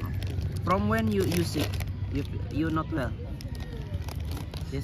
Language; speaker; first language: English; non-native, learner; Indonesian